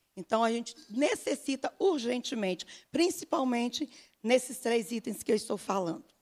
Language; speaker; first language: Portuguese; native; Portuguese